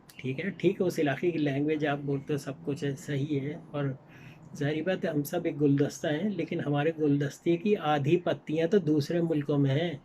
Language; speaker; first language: Urdu; native; Urdu